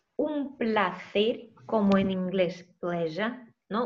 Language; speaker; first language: Spanish; non-native, fluent; Russian